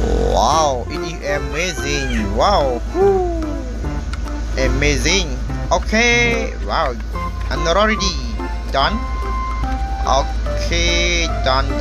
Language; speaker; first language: English; non-native, learner; Khmer